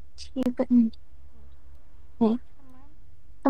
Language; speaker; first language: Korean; non-native, learner; Indonesian